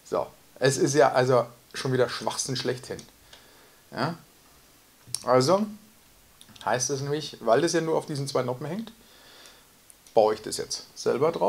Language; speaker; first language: German; native; German